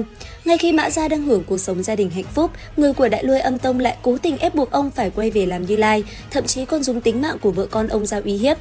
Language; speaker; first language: Vietnamese; native; Vietnamese